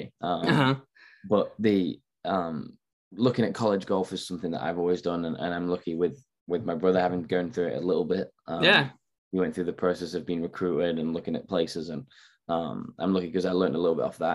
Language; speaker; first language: English; native; English